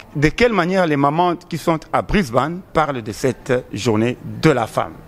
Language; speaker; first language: French; non-native, local second language; Swahili